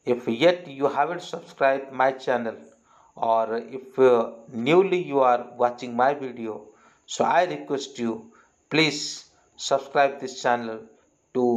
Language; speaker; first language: English; non-native, local second language; Odia